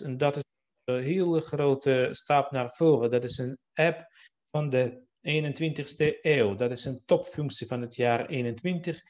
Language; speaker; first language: Dutch; non-native, fluent; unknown